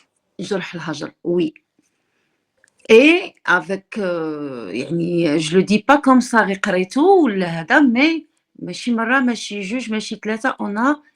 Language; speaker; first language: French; non-native, local second language; Arabic